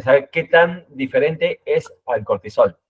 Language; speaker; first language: Spanish; native; Spanish